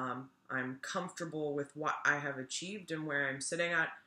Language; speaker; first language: English; native; English